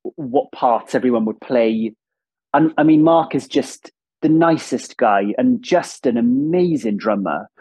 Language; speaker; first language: English; non-native, local second language; Welsh